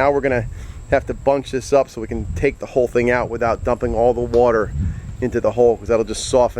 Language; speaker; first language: English; native; English